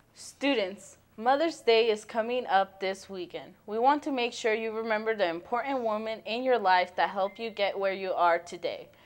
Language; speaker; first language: English; early bilingual, other home language; Spanish